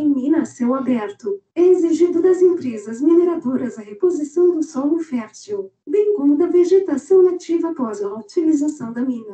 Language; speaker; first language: Portuguese; native; Portuguese